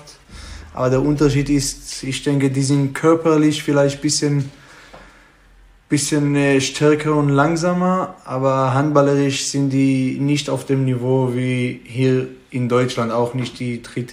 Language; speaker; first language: German; non-native, fluent; Hebrew